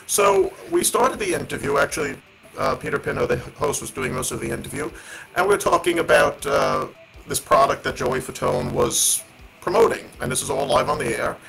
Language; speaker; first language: English; native; English